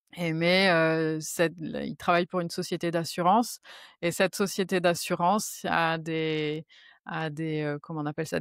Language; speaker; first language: French; native; French